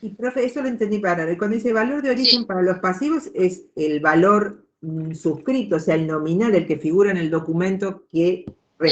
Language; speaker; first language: Spanish; native; Spanish